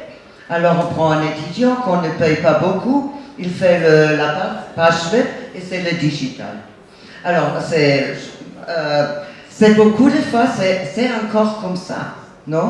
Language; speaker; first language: French; non-native, fluent; German